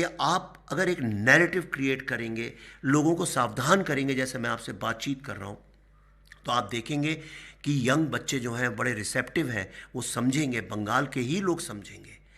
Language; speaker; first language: Hindi; native; Hindi